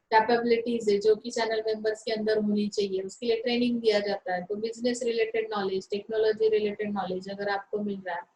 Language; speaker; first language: Hindi; non-native, local second language; Marathi